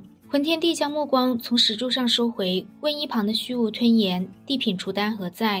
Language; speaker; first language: Chinese; native; Chinese